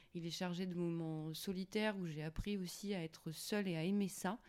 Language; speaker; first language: French; native; French